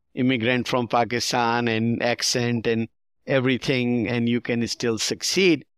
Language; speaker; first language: English; non-native, local second language; Urdu